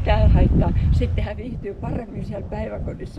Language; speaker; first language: Finnish; native; Finnish